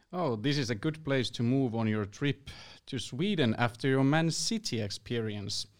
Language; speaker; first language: English; non-native, fluent; Finnish